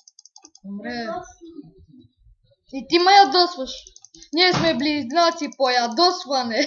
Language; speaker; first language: Bulgarian; native; Bulgarian